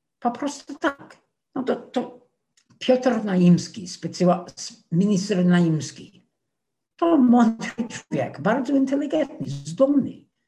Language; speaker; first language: Polish; non-native, fluent; English